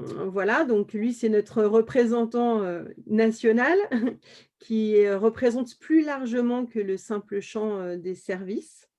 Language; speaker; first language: French; native; French